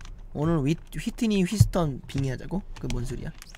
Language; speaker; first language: Korean; native; Korean